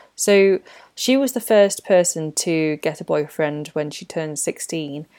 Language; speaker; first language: English; native; English